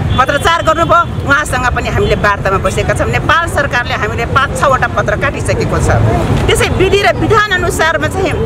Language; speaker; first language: Nepali; non-native, local second language; Rana Tharu